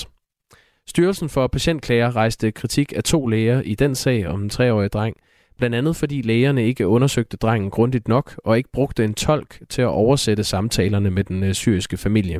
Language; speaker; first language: Danish; native; Danish